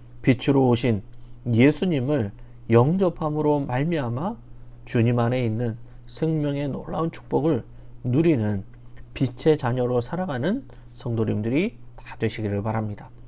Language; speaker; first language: Korean; native; Korean